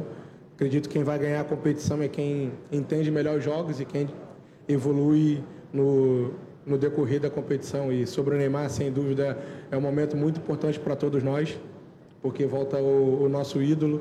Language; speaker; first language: Portuguese; native; Portuguese